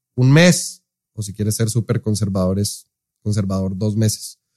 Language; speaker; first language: Spanish; native; Spanish